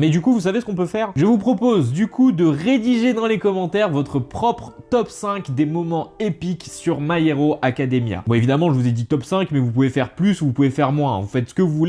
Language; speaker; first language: French; native; French